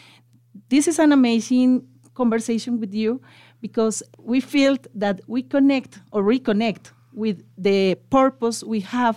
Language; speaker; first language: English; non-native, local second language; Spanish